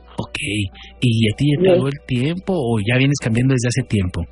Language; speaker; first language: Spanish; native; Spanish